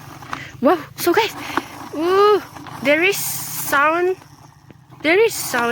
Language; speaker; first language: English; non-native, learner; Indonesian